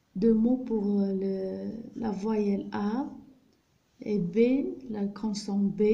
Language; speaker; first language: French; non-native, local second language; Arabic